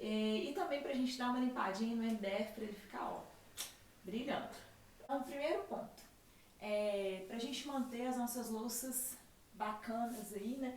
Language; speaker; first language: Portuguese; native; Portuguese